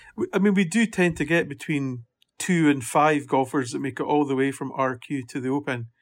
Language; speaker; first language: English; native; English